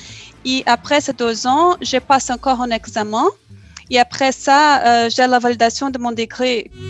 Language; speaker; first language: French; non-native, fluent; Portuguese